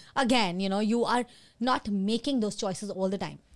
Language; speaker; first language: English; non-native, local second language; Hindi